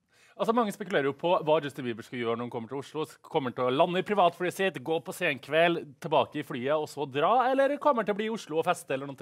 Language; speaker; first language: Norwegian; native; Norwegian